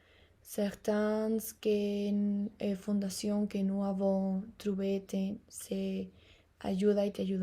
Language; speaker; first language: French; non-native, learner; Spanish